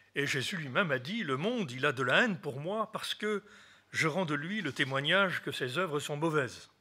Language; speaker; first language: French; native; French